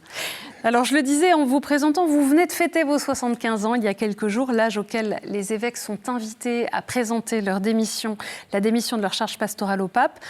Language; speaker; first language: French; native; French